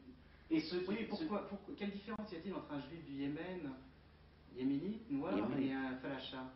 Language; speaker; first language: French; native; French